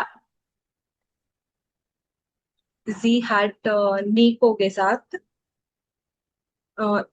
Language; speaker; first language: German; non-native, learner; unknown